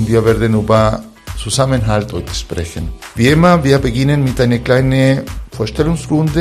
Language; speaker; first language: German; non-native, fluent; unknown